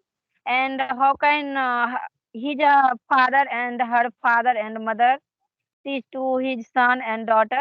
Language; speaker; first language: English; non-native, learner; Hindi